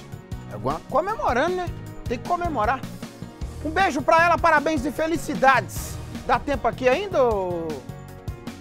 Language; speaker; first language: Portuguese; native; Portuguese